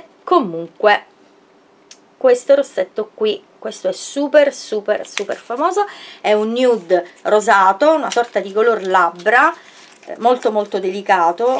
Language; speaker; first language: Italian; native; Italian